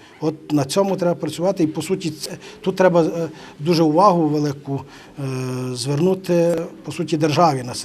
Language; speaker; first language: Ukrainian; native; Ukrainian